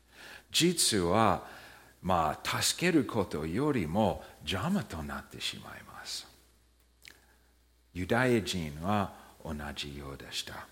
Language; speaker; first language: Japanese; early bilingual, heritage; Japanese